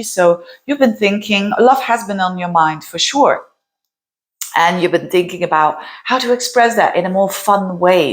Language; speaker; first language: English; non-native, fluent; Dutch